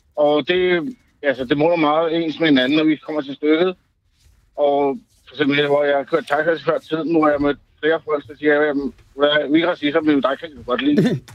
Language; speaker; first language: Danish; early bilingual, other home language; Urdu